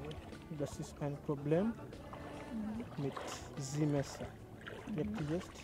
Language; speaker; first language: German; non-native, learner; Swahili